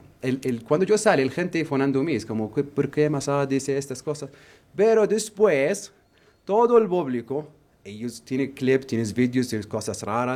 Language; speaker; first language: Spanish; non-native, learner; Arabic